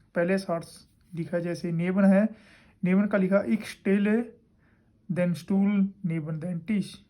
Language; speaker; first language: Hindi; non-native, local second language; Punjabi